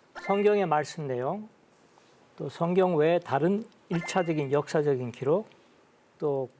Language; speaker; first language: Korean; native; Korean